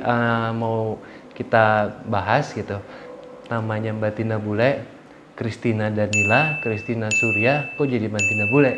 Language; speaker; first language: Indonesian; native; Indonesian